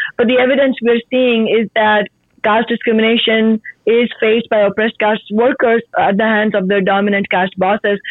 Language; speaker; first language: English; non-native, local second language; Marathi